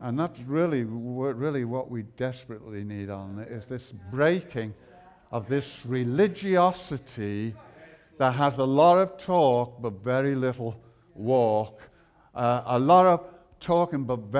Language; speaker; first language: English; native; English